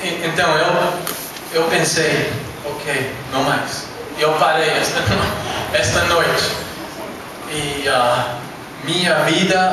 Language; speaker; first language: Portuguese; non-native, learner; English